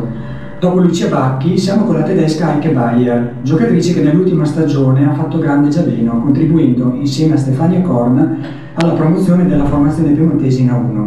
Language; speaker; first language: Italian; native; Italian